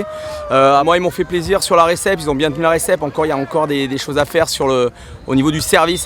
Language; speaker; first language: French; native; French